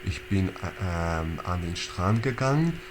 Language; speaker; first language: German; non-native, fluent; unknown